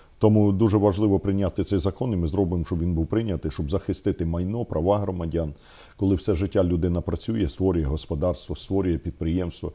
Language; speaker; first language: Ukrainian; native; Ukrainian